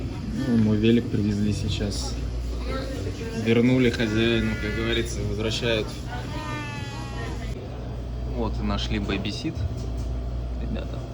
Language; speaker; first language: Russian; native; Russian